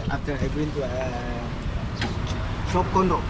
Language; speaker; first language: English; non-native, learner; Indonesian